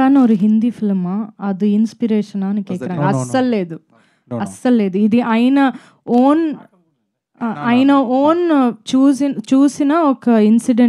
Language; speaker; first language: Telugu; non-native, fluent; Malayalam